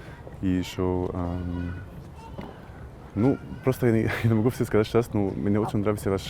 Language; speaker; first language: Russian; non-native, learner; Arabic